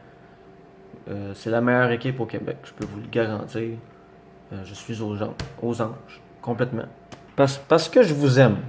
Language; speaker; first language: French; native; French